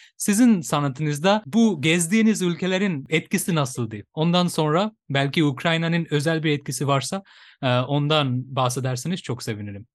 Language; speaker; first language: Turkish; non-native, fluent; Bangla